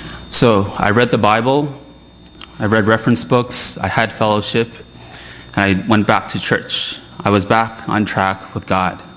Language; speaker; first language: English; early bilingual, other home language; Chinese